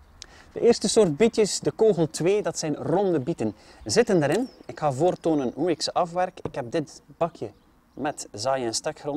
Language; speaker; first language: Dutch; native; Dutch